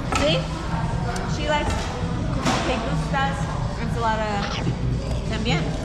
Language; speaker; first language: Spanish; non-native, learner; English